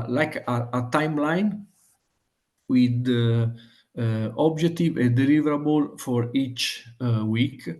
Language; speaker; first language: English; non-native, fluent; Italian